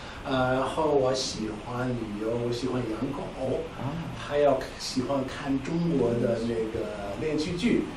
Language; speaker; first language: Chinese; non-native, fluent; English